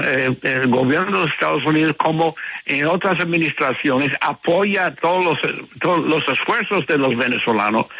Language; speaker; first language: Spanish; non-native, fluent; English